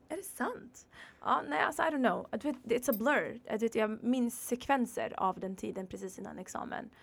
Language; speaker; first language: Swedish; early bilingual, other home language; Arabic